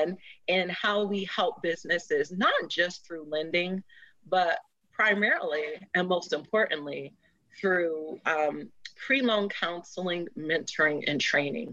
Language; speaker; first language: English; native; English